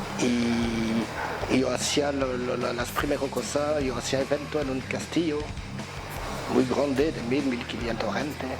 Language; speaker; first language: Spanish; non-native, learner; French